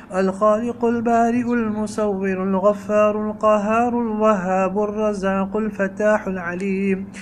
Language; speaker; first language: Arabic; non-native, fluent; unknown